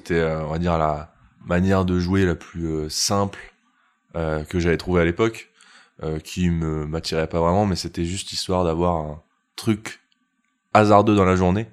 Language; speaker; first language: French; native; French